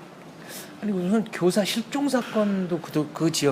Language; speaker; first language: Korean; native; Korean